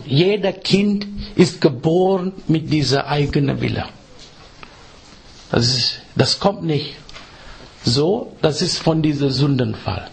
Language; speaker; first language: German; non-native, fluent; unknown